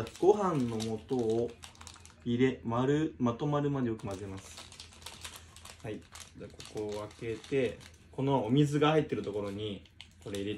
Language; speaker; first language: Japanese; native; Japanese